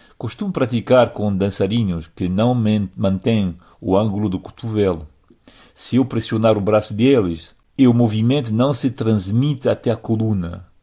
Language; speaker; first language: Portuguese; non-native, fluent; French